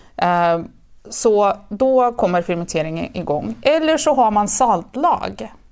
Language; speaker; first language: Swedish; non-native, fluent; Russian